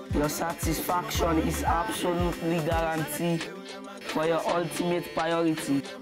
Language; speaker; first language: English; non-native, local second language; Krio